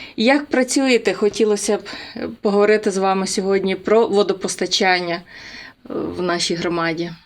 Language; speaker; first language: Ukrainian; native; Ukrainian